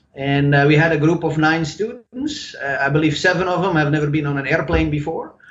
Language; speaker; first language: English; non-native, fluent; German